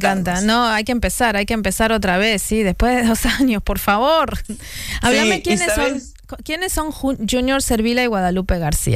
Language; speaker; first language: Spanish; native; Spanish